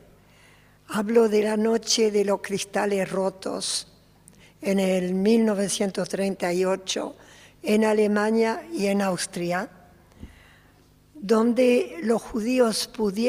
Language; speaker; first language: Spanish; early bilingual, other home language; Polish